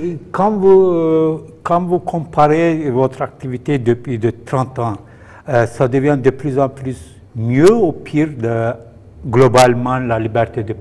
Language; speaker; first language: French; non-native, fluent; Turkish